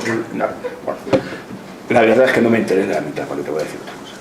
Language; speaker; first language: Spanish; native; Spanish